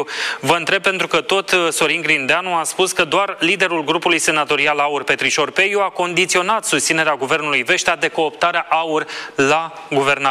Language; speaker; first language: Romanian; native; Romanian